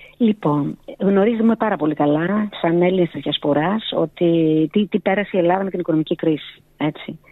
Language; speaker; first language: Greek; early bilingual, heritage; Greek